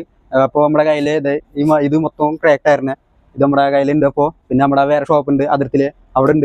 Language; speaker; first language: Malayalam; non-native, local second language; Hindi